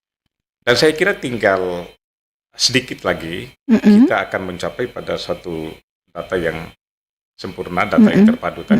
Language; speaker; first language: Indonesian; native; Indonesian